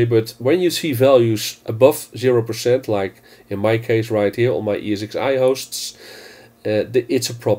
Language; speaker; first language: English; non-native, fluent; Dutch